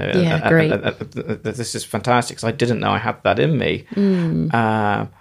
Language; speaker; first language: English; native; English